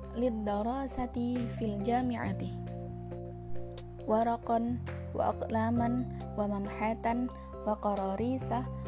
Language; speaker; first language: Arabic; non-native, learner; Indonesian